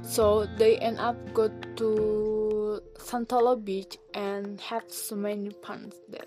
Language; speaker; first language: English; non-native, learner; Indonesian